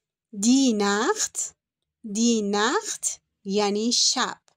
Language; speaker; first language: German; non-native, fluent; Persian